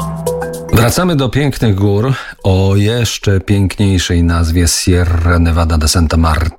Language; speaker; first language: Polish; native; Polish